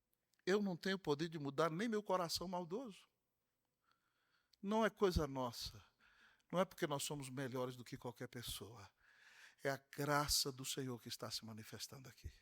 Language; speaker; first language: Portuguese; native; Portuguese